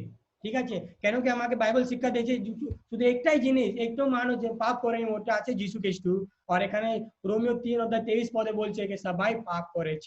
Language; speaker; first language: Bangla; non-native, learner; Hindi